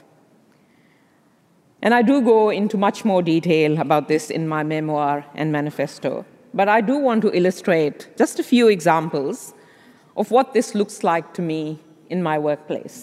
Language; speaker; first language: English; non-native, local second language; Urdu